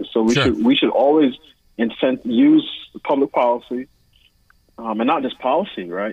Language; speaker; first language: English; native; English